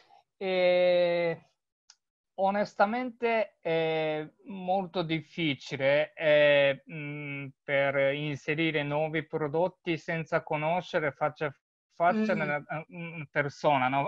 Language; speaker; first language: Italian; non-native, learner; Japanese